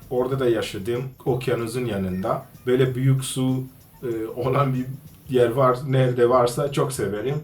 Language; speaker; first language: Turkish; non-native, fluent; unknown